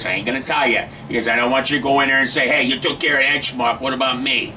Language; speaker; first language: English; native; English